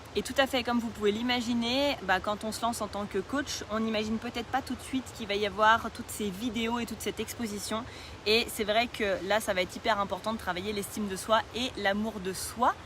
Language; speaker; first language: French; native; French